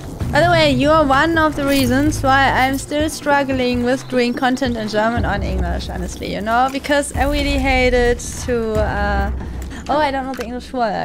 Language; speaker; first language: English; non-native, fluent; German